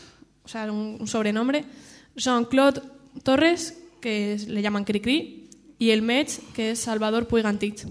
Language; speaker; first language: Spanish; native; Spanish